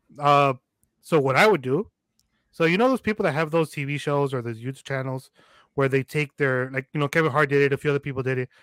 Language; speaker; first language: English; early bilingual, other home language; Spanish